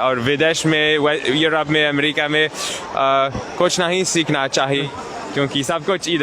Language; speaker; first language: Hindi; non-native, learner; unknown